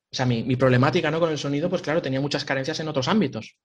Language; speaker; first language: Spanish; native; Spanish